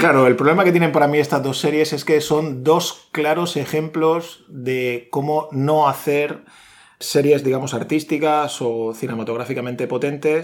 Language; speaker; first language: Spanish; native; Spanish